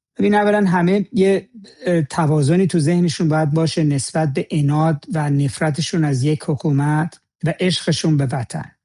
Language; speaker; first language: Persian; native; Persian